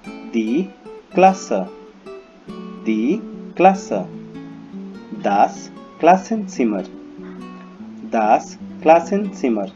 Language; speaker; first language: German; non-native, fluent; Hindi